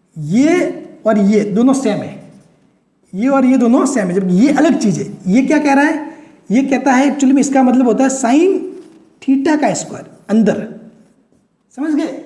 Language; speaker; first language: Hindi; native; Hindi